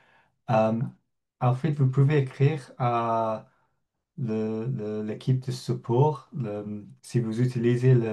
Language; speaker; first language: French; non-native, fluent; English